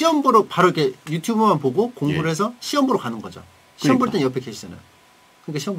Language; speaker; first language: Korean; native; Korean